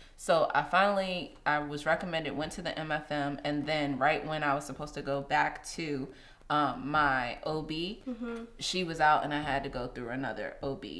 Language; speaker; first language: English; native; English